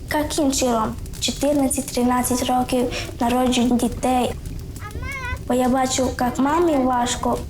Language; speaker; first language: Ukrainian; non-native, local second language; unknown